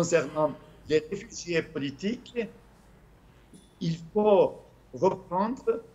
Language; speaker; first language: French; non-native, fluent; Turkish